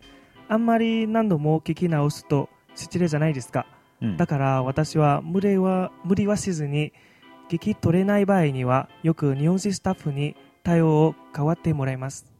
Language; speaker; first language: Japanese; non-native, fluent; Vietnamese